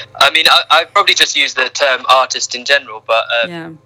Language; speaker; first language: English; native; English